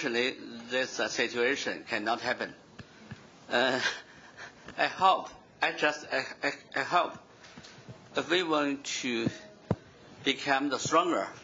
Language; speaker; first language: English; non-native, fluent; Chinese